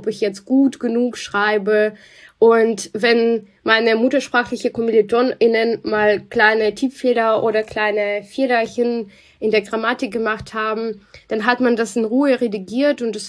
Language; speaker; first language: German; non-native, fluent; Russian